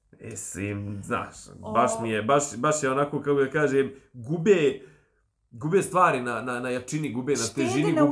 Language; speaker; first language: Serbian; native; Serbian